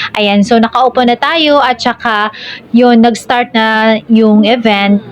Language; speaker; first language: Filipino; non-native, local second language; Cebuano